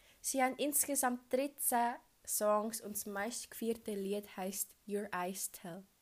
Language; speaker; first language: German; early bilingual, other home language; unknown